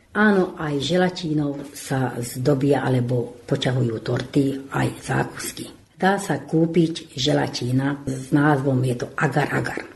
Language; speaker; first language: Slovak; non-native, local second language; Hungarian